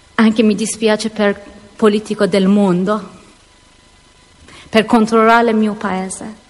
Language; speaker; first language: Italian; non-native, learner; Persian